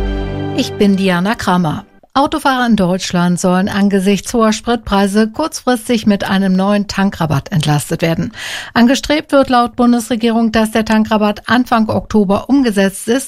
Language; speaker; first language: German; native; German